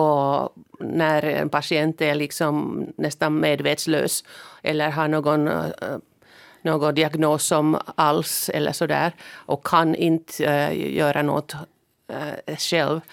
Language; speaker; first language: Swedish; non-native, local second language; Finnish